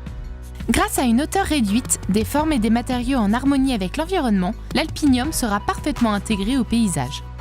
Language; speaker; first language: French; native; French